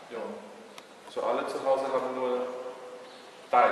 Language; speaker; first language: German; early bilingual, heritage; German